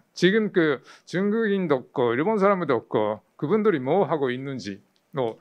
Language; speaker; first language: Korean; non-native, fluent; Japanese